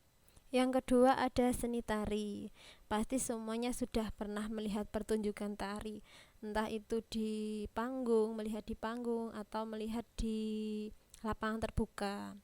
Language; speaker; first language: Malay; non-native, local second language; Javanese